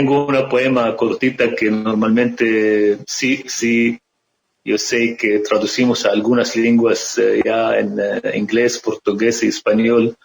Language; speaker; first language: Spanish; non-native, fluent; Arabic